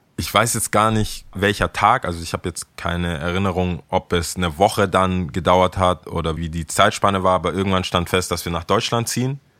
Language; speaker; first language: German; early bilingual, other home language; Akan